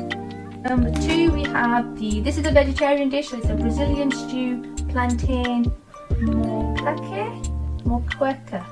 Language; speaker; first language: English; native; English